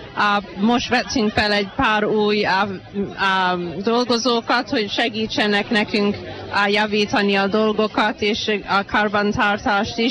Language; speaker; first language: Hungarian; early bilingual, heritage; Hungarian